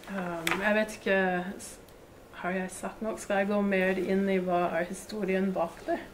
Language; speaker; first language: Norwegian; non-native, fluent; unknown